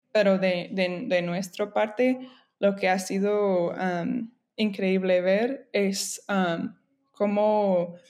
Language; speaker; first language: Spanish; non-native, fluent; English